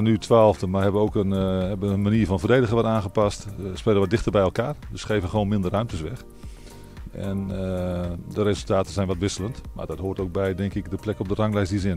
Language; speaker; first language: Dutch; native; Dutch